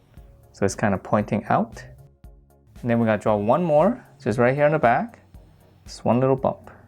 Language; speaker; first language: English; native; English